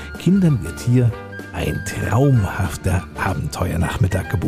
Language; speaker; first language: German; native; German